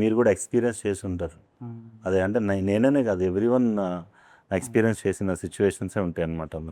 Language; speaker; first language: Telugu; native; Telugu